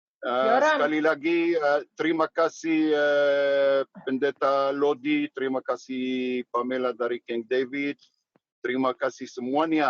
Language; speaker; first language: Indonesian; non-native, learner; Hebrew